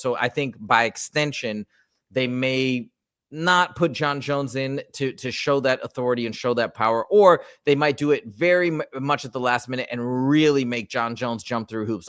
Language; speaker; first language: English; native; English